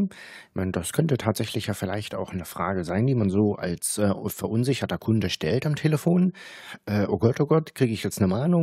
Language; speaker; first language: German; native; German